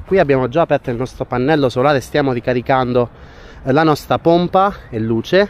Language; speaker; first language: Italian; native; Italian